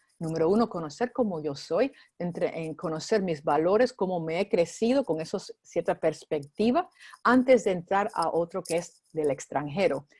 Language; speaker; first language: Spanish; native; Spanish